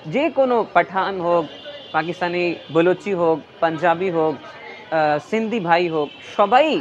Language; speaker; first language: Bangla; non-native, fluent; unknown